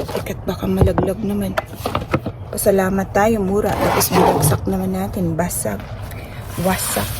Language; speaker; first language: Filipino; native; Filipino